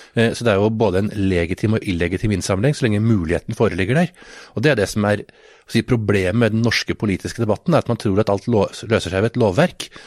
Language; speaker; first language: Norwegian; native; Norwegian